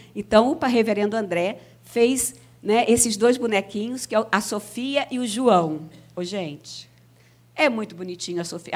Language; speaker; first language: Portuguese; native; Portuguese